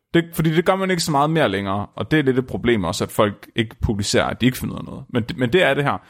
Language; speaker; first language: Danish; native; Danish